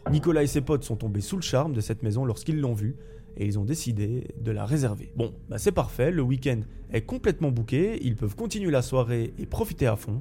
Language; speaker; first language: French; native; French